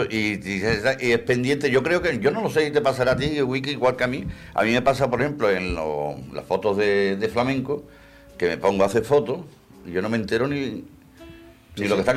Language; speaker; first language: Spanish; native; Spanish